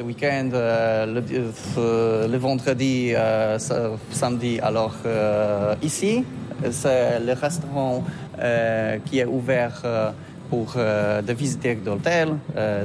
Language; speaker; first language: French; non-native, learner; Polish